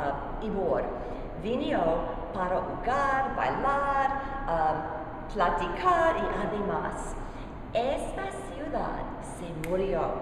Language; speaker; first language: Spanish; non-native, learner; English